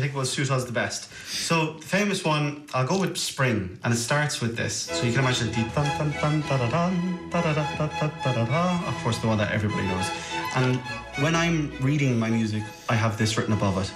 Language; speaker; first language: English; native; English